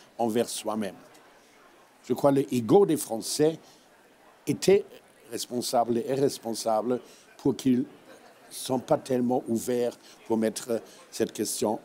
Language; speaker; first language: French; non-native, fluent; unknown